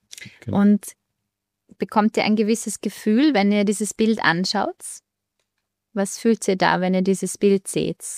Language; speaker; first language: German; native; German